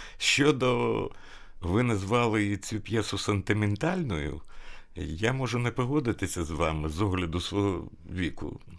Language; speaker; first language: Ukrainian; native; Ukrainian